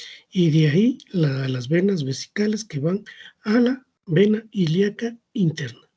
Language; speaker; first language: Spanish; native; Spanish